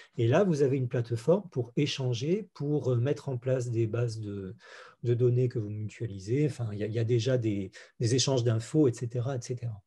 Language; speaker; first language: French; native; French